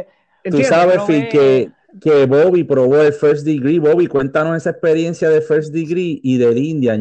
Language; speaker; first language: Spanish; native; Spanish